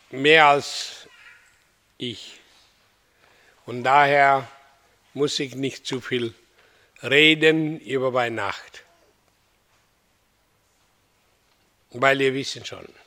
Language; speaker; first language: German; non-native, fluent; Hindi